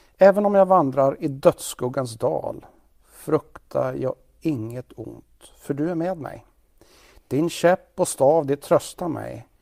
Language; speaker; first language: Swedish; native; Swedish